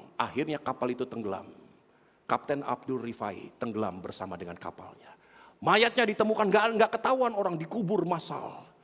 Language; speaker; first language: Indonesian; native; Indonesian